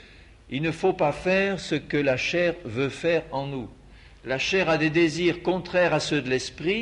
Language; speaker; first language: French; native; French